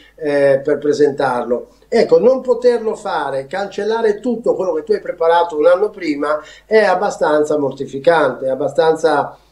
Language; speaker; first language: Italian; native; Italian